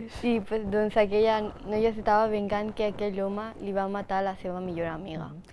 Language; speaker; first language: Catalan; non-native, local second language; Spanish